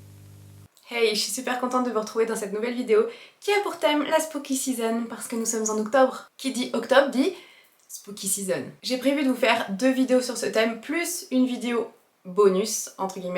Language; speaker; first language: French; native; French